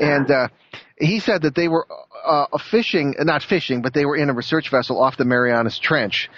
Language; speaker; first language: English; native; English